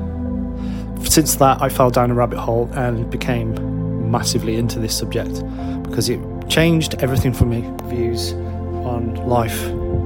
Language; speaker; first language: English; native; English